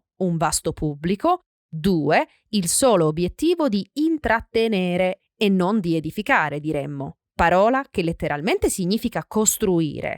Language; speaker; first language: Italian; native; Italian